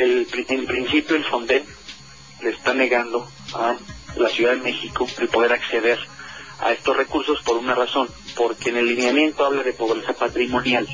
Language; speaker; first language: Spanish; native; Spanish